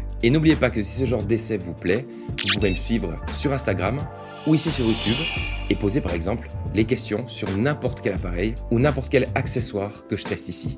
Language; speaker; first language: French; native; French